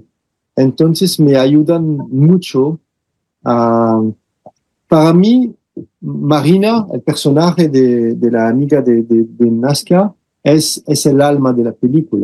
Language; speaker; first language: Spanish; non-native, fluent; French